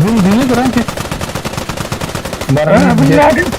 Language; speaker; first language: Russian; non-native, local second language; Yakut